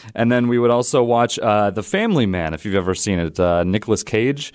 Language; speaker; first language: English; native; English